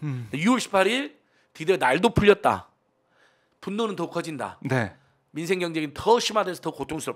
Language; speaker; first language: Korean; native; Korean